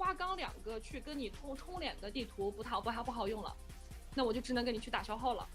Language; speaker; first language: Chinese; native; Chinese